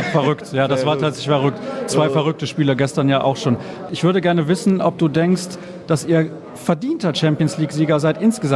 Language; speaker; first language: German; native; German